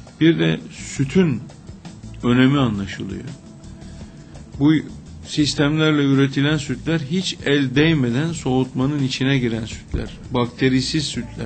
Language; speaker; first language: Turkish; native; Turkish